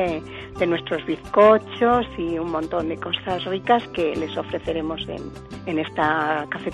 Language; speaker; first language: Spanish; native; Spanish